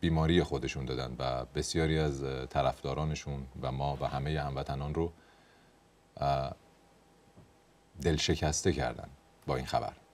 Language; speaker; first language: Persian; native; Persian